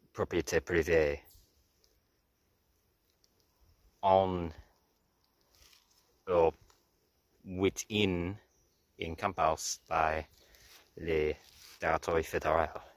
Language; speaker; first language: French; non-native, learner; English